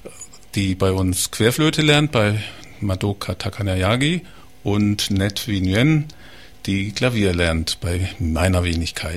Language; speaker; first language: German; native; German